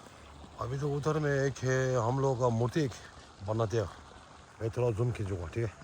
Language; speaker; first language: Hindi; non-native, local second language; Tibetan